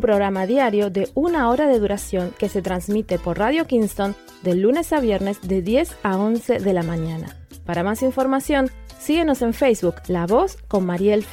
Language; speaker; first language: Spanish; native; Spanish